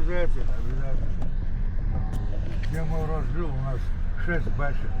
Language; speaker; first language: Russian; non-native, local second language; Chechen